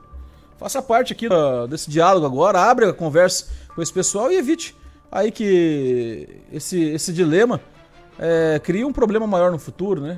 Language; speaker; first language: Portuguese; native; Portuguese